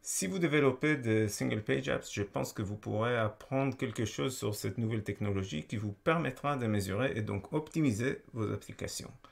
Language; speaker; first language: French; non-native, fluent; Hebrew